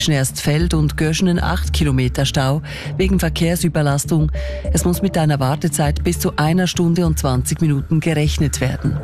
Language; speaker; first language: German; native; German